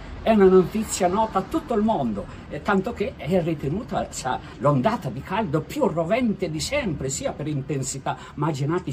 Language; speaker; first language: Italian; native; Italian